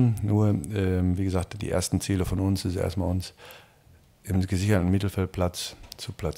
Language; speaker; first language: German; native; German